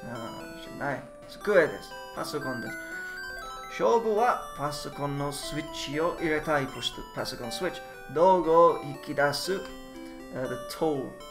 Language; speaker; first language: Japanese; non-native, learner; English